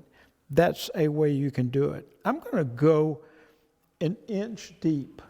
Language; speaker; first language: English; native; English